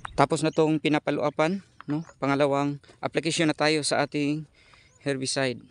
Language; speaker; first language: Filipino; non-native, local second language; Cebuano